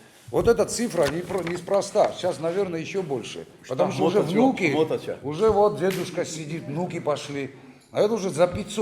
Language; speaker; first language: Russian; native; Russian